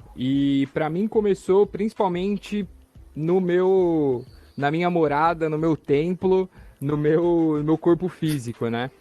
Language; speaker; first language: Portuguese; native; Portuguese